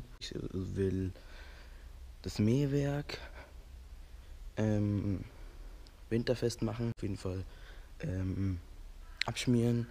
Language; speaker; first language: German; native; German